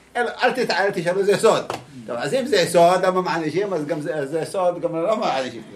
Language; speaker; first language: Hebrew; native; Hebrew